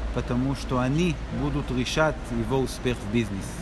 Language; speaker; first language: Russian; non-native, learner; Hebrew